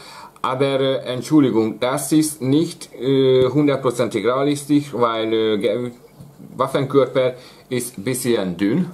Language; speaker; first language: German; non-native, learner; Hungarian